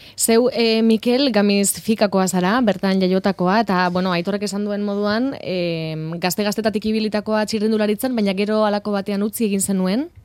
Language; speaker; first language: Basque; native; Basque